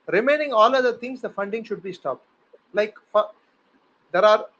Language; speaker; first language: English; non-native, local second language; Tamil